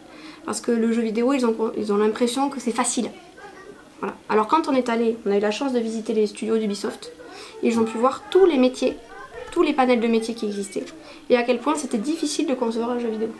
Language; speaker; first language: French; native; French